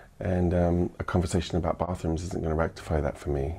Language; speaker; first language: English; native; English